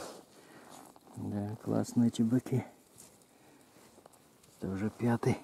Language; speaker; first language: Russian; native; Russian